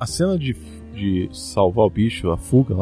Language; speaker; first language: Portuguese; native; Portuguese